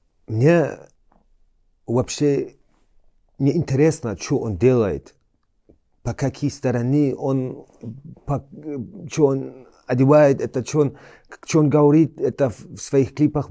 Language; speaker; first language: Russian; early bilingual, heritage; Chechen